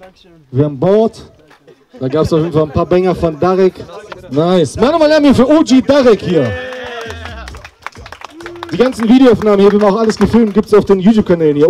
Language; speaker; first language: German; native; German